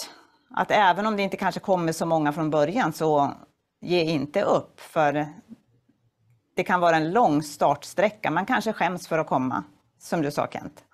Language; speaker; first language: Swedish; native; Swedish